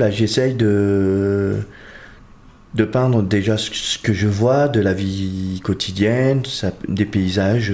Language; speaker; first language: French; early bilingual, other home language; Portuguese